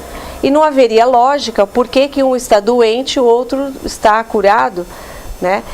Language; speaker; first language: Portuguese; native; Portuguese